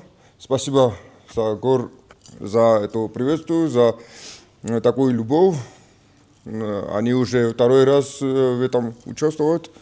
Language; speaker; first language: Russian; non-native, fluent; Georgian